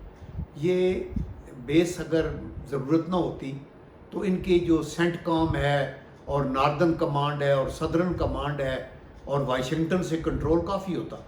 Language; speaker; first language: Urdu; native; Urdu